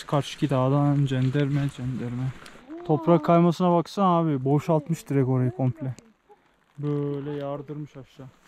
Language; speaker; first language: Turkish; native; Turkish